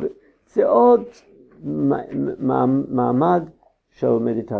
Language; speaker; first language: Hebrew; non-native, fluent; English